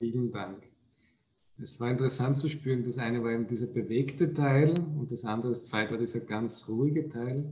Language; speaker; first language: German; native; German